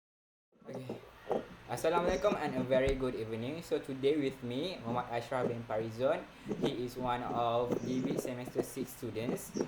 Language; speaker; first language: English; non-native, local second language; Malay